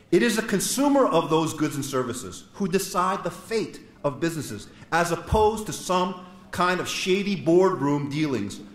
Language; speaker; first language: English; non-native, fluent; Korean